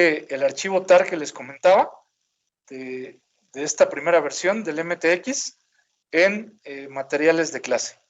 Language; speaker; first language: Spanish; native; Spanish